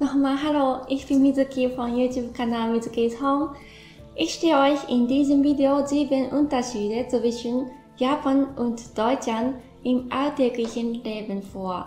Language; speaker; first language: German; non-native, fluent; Japanese